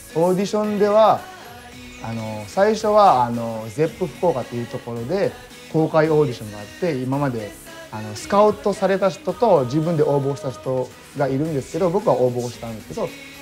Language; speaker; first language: Japanese; early bilingual, other home language; Filipino